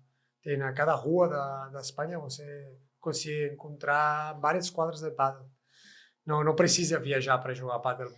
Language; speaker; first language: Portuguese; non-native, fluent; Spanish